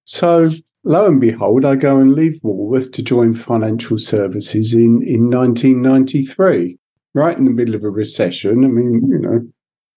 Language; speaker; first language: English; native; English